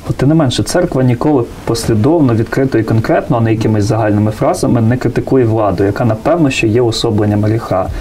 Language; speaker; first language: Ukrainian; native; Ukrainian